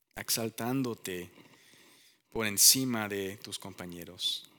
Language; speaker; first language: Spanish; early bilingual, heritage; Spanish